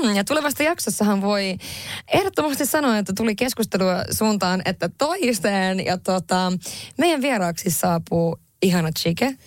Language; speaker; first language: Finnish; early bilingual, heritage; Swedish